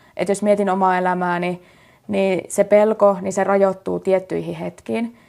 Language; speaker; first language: Finnish; native; Finnish